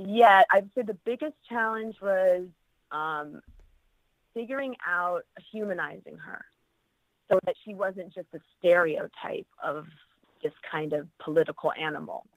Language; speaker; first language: English; native; English